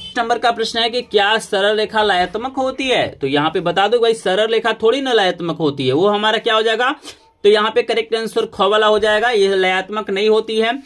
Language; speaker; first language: Hindi; native; Hindi